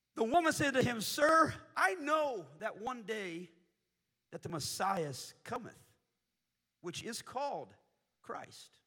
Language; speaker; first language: English; early bilingual, other home language; Portuguese